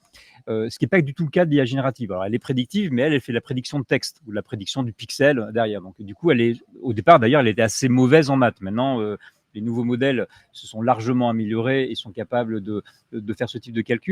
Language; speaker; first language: French; native; French